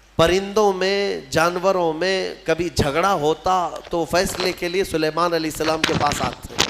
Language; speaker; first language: Urdu; native; Urdu